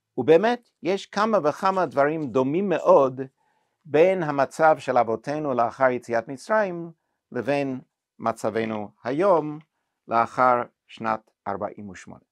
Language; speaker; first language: Hebrew; non-native, fluent; English